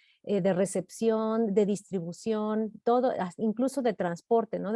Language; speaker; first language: Spanish; native; Spanish